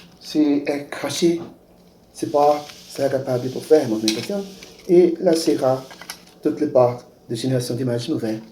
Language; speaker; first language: French; non-native, learner; Portuguese